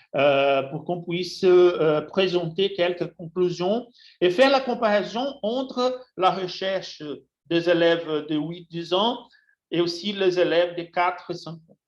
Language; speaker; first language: French; non-native, fluent; Portuguese